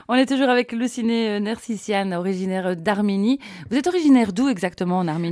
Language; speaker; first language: French; native; French